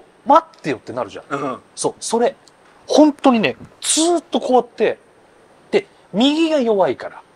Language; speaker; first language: Japanese; native; Japanese